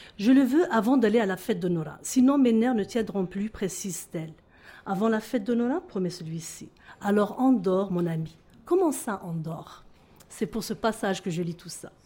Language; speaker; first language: French; non-native, local second language; Arabic